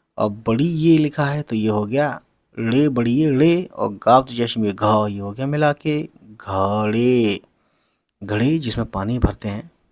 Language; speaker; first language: Hindi; native; Hindi